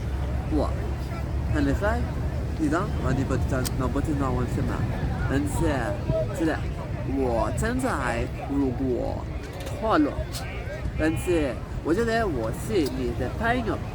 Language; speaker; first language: Chinese; non-native, learner; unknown